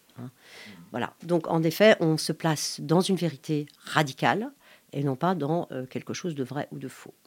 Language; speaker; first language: French; non-native, local second language; Arabic